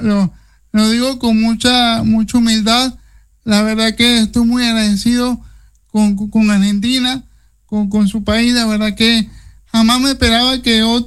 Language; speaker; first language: Spanish; native; Spanish